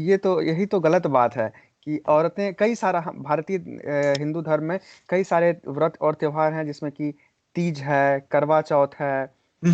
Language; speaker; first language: Hindi; native; Hindi